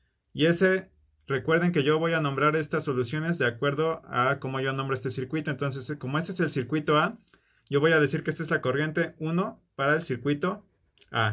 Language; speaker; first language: Spanish; native; Spanish